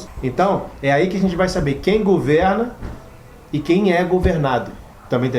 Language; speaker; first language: Portuguese; native; Portuguese